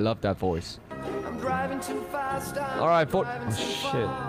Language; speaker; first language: English; non-native, learner; Chinese